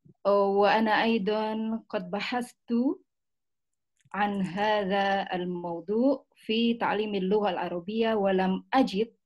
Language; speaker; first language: Arabic; non-native, fluent; Indonesian